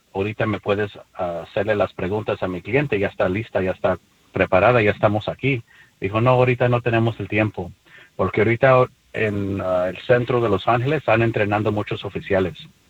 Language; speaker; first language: Spanish; early bilingual, heritage; Spanish